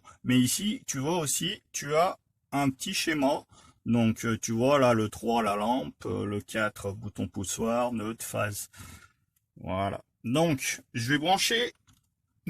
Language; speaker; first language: French; native; French